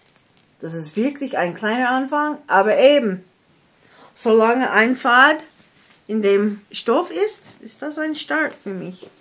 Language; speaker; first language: German; non-native, fluent; English